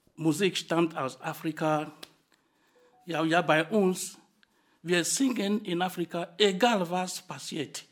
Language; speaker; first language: German; non-native, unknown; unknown